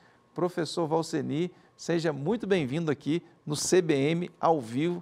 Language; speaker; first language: Portuguese; native; Portuguese